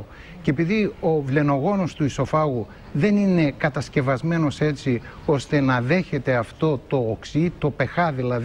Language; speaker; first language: Greek; native; Greek